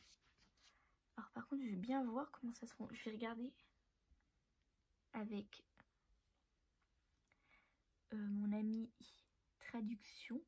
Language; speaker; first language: French; native; French